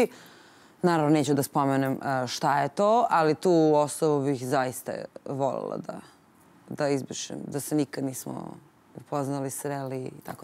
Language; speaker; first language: Serbian; native; Serbian